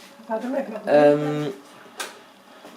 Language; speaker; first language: German; native; German